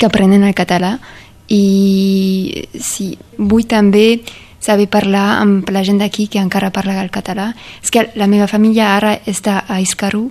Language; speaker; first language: Catalan; non-native, learner; German